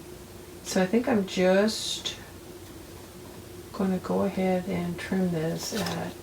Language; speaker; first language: English; native; English